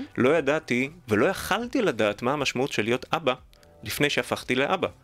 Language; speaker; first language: Hebrew; native; Hebrew